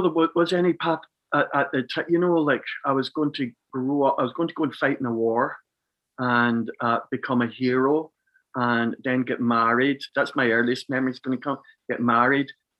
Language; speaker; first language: English; native; English